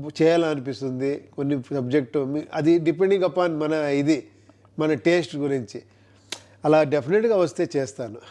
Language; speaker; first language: Telugu; non-native, local second language; Kannada